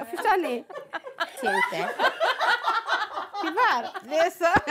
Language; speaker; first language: Swedish; non-native, fluent; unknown